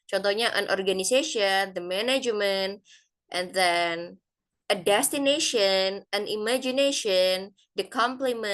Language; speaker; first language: English; non-native, fluent; Indonesian